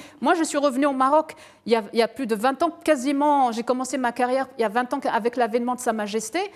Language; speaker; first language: French; early bilingual, other home language; Arabic